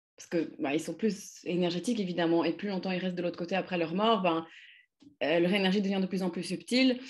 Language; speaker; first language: French; non-native, fluent; Polish